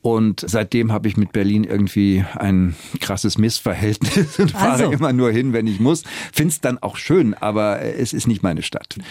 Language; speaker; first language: German; native; German